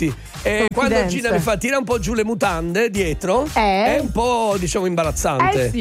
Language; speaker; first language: Italian; native; Italian